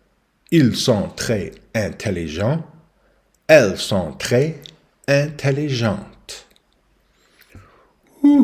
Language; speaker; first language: French; non-native, learner; English